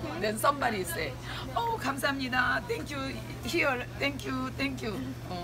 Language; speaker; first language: English; non-native, learner; Korean